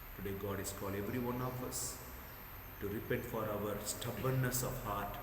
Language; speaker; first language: English; non-native, local second language; Telugu